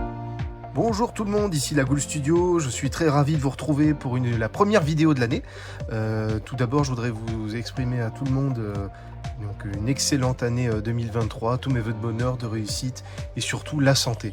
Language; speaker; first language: French; native; French